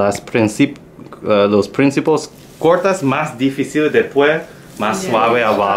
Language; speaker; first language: Spanish; non-native, learner; English